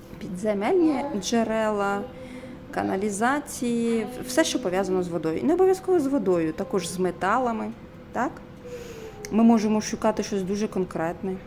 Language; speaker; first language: Ukrainian; non-native, local second language; Russian